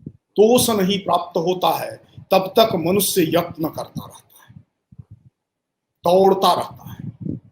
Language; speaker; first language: Hindi; native; Hindi